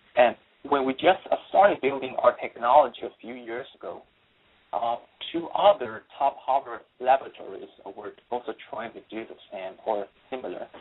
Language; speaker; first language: English; non-native, fluent; Chinese